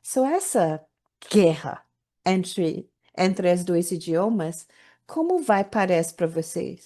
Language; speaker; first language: Portuguese; non-native, learner; English